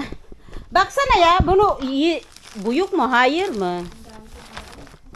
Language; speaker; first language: Turkish; non-native, learner; Filipino